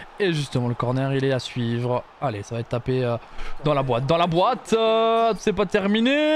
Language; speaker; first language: French; native; French